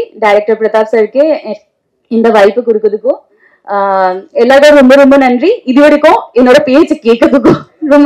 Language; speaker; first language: Tamil; non-native, fluent; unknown